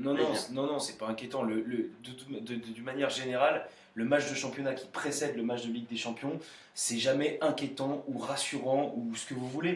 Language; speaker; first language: French; native; French